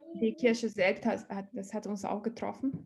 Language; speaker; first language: German; non-native, learner; Portuguese